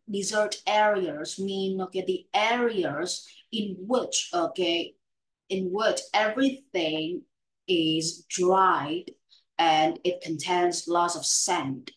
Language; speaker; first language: English; non-native, fluent; Vietnamese